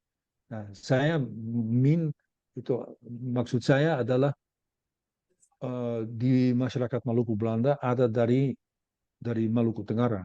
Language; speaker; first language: Indonesian; non-native, learner; Dutch